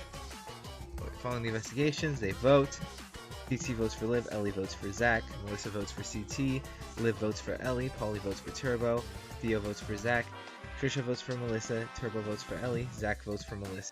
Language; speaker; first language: English; native; English